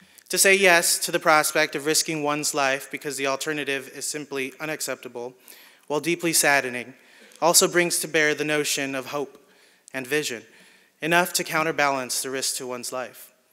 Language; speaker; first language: English; early bilingual, other home language; Spanish